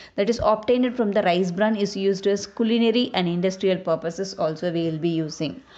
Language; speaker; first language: English; non-native, local second language; Tamil